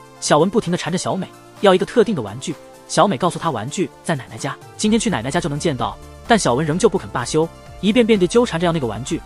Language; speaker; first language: Chinese; native; Chinese